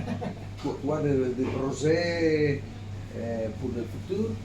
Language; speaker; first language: French; non-native, fluent; Italian